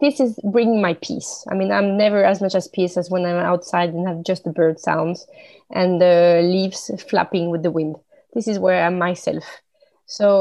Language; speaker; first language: English; non-native, fluent; French